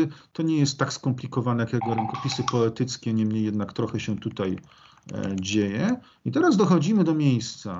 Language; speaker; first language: Polish; native; Polish